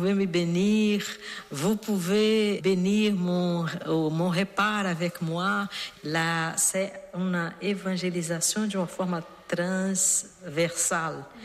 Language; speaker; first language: French; non-native, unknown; Portuguese